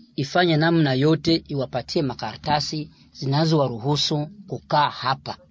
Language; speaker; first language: Swahili; non-native, local second language; Rundi